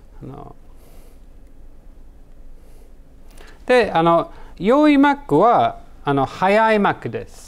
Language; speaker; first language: Japanese; non-native, learner; English